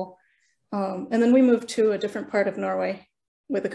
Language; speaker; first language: English; early bilingual, other home language; Norwegian